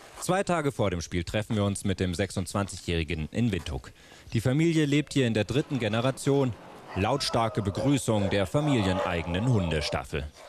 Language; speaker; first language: German; native; German